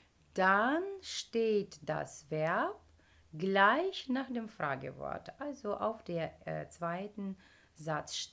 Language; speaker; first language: German; non-native, fluent; Ukrainian